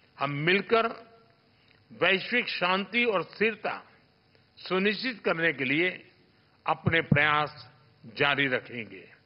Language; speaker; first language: Hindi; non-native, local second language; Gujarati